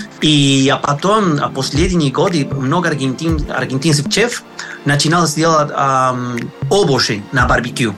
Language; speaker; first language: Russian; non-native, learner; Spanish